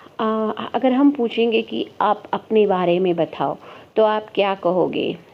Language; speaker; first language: Hindi; non-native, local second language; Kannada